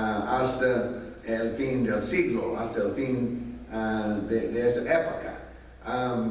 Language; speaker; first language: Spanish; non-native, fluent; English